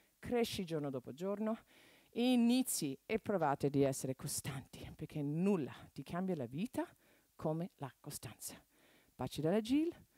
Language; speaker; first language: Italian; non-native, fluent; English